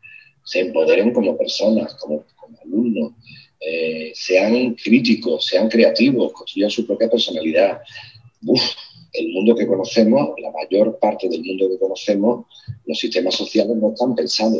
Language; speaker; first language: Spanish; native; Spanish